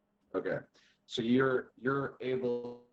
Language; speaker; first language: English; native; English